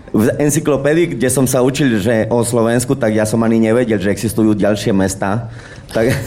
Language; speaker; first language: Slovak; non-native, fluent; Spanish